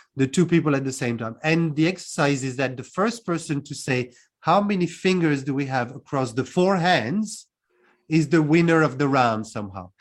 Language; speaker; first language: English; non-native, fluent; French